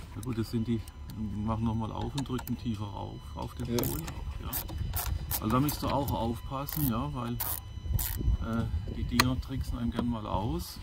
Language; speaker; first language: German; native; German